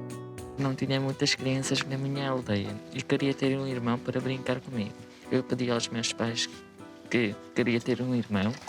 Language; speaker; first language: Portuguese; early bilingual, other home language; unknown